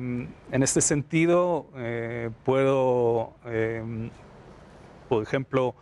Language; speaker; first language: Spanish; non-native, fluent; Hebrew